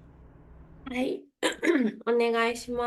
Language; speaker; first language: Japanese; native; Japanese